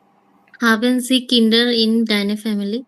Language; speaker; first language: German; non-native, learner; Bangla